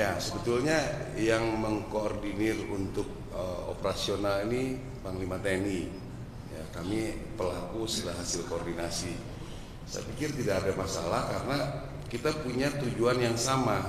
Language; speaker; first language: Indonesian; native; Indonesian